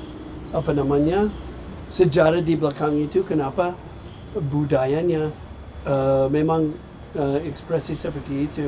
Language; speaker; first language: Indonesian; non-native, fluent; English